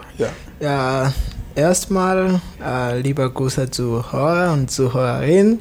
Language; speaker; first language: German; non-native, learner; Swahili